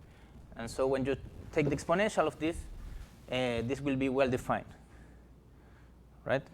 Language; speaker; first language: English; non-native, fluent; Spanish